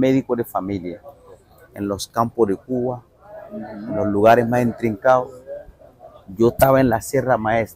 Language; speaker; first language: Spanish; non-native, fluent; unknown